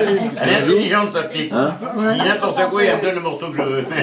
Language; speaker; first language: French; native; French